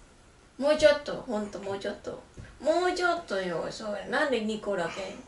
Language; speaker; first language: Japanese; non-native, learner; Vietnamese